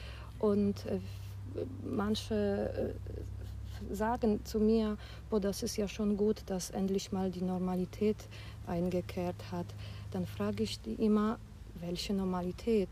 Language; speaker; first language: German; non-native, fluent; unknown